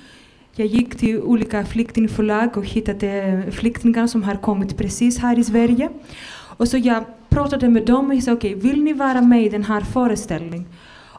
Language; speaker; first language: Swedish; non-native, fluent; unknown